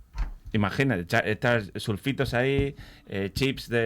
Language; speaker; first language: Spanish; native; Spanish